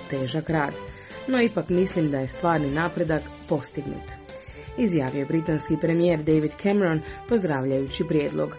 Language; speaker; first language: Croatian; native; Croatian